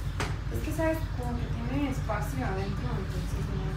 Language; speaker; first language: Spanish; native; Spanish